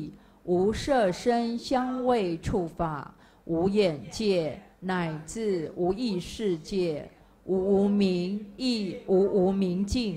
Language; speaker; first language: Chinese; native; Chinese